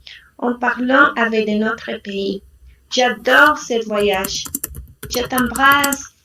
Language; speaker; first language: French; non-native, learner; Spanish